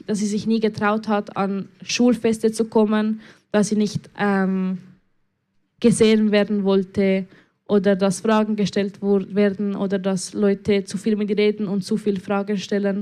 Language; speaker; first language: German; early bilingual, other home language; Spanish